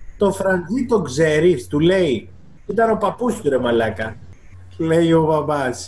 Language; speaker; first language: Greek; native; Greek